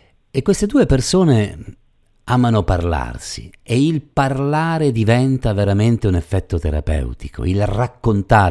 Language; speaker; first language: Italian; native; Italian